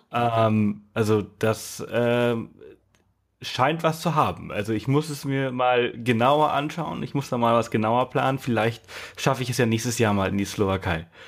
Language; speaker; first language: German; native; German